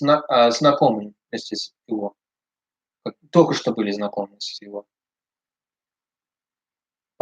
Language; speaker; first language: Russian; early bilingual, heritage; English